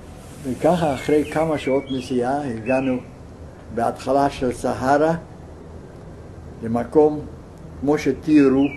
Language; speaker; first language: Hebrew; non-native, fluent; Yiddish